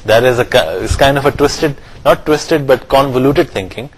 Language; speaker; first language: English; non-native, local second language; Urdu